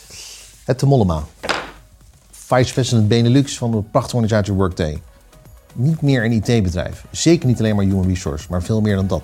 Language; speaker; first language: Dutch; native; Dutch